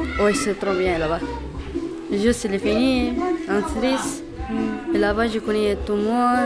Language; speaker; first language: French; non-native, learner; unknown